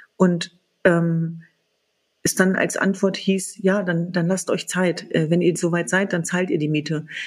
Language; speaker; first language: German; early bilingual, other home language; Kurdish